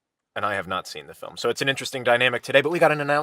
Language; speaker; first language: English; native; English